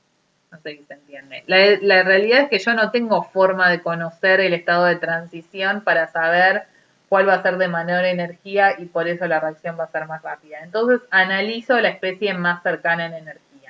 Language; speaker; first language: Spanish; native; Spanish